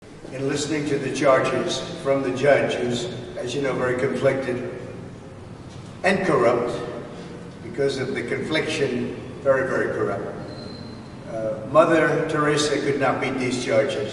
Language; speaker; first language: English; native; English